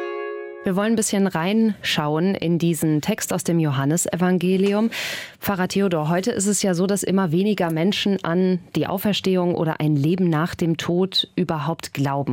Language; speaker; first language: German; native; German